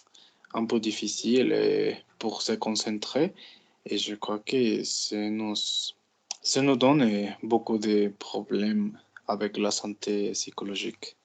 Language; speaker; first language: French; non-native, learner; Spanish